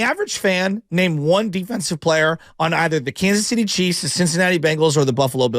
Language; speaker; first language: English; native; English